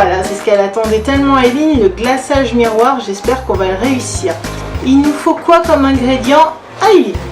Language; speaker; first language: French; native; French